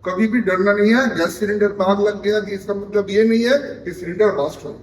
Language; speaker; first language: Hindi; non-native, local second language; Bangla